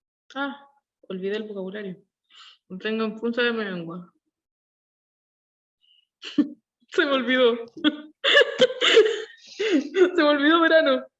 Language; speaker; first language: Spanish; non-native, learner; Korean